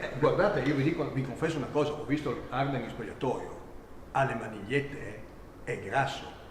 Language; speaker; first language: Italian; native; Italian